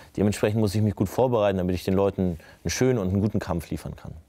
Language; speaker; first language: German; native; German